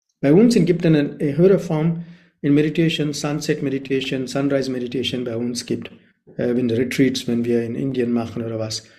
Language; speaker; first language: German; non-native, learner; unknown